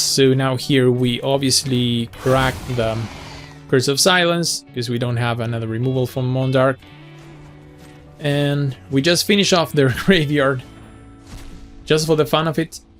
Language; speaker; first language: English; non-native, fluent; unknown